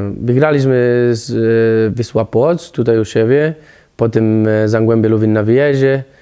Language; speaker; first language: Polish; non-native, learner; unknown